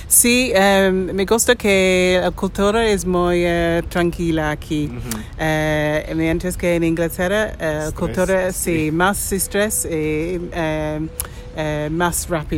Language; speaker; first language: Spanish; non-native, learner; English